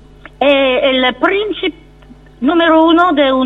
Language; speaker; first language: Italian; non-native, fluent; French